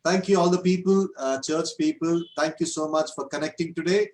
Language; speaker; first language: English; non-native, local second language; Tamil